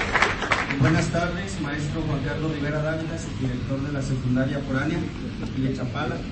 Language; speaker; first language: Spanish; native; Spanish